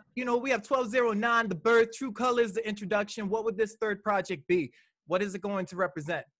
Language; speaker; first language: English; native; English